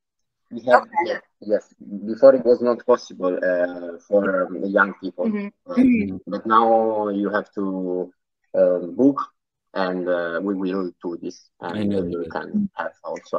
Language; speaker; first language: English; non-native, learner; Italian